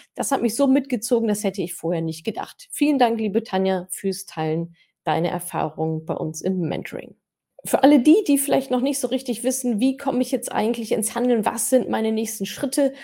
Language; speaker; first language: German; non-native, fluent; English